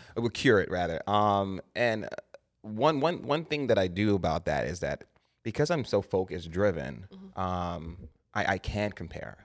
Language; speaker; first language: English; native; English